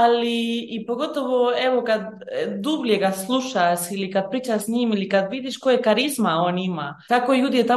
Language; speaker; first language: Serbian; early bilingual, heritage; Bosnian